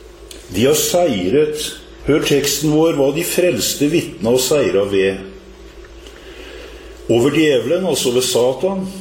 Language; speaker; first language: Norwegian; native; Norwegian